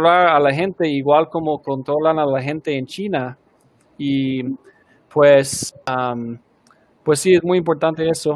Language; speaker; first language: Spanish; non-native, fluent; English